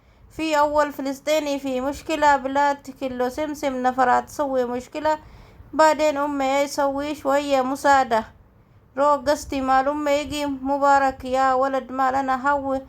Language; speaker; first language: Arabic; non-native, learner; Oromo